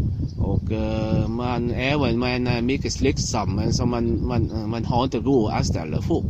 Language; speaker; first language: Swedish; non-native, learner; Vietnamese